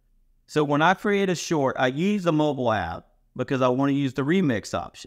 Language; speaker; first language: English; native; English